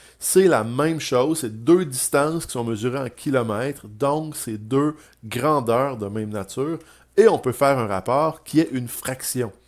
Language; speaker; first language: French; native; French